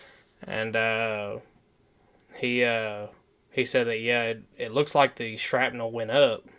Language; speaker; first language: English; native; English